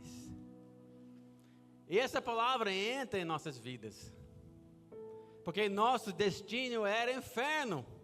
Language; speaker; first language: Portuguese; non-native, fluent; English